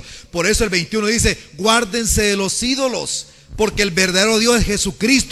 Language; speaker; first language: Spanish; native; Spanish